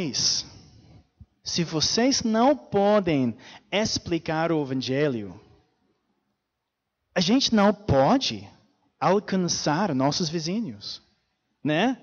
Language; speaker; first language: Portuguese; non-native, fluent; English